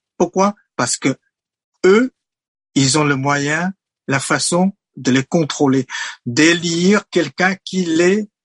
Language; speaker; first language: French; non-native, fluent; Chinese